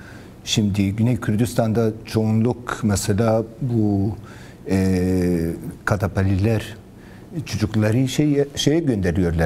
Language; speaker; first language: Turkish; non-native, learner; Kurdish